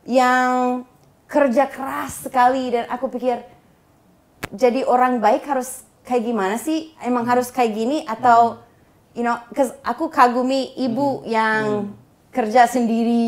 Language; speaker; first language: Indonesian; non-native, fluent; English